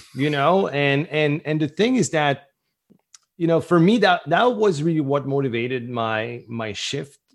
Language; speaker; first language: English; non-native, fluent; French